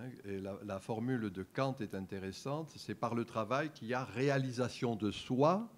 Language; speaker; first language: French; native; French